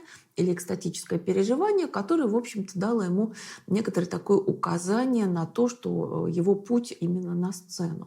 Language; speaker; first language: Russian; native; Russian